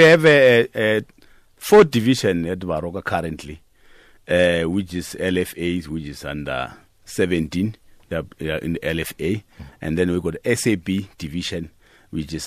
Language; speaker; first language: English; non-native, local second language; Northern Sotho